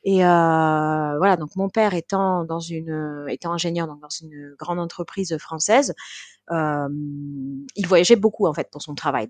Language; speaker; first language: French; early bilingual, heritage; French